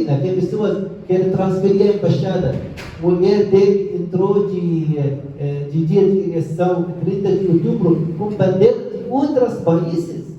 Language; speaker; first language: Portuguese; non-native, learner; Arabic